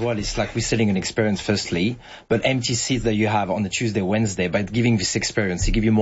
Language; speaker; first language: English; non-native, fluent; French